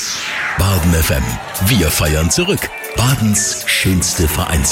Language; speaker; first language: German; native; German